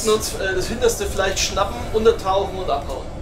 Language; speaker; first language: German; native; German